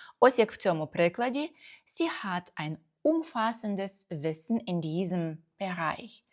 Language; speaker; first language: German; non-native, fluent; Ukrainian